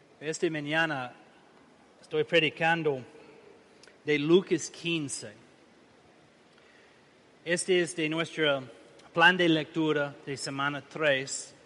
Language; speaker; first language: Spanish; non-native, learner; English